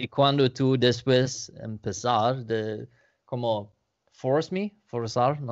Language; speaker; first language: Spanish; non-native, learner; Danish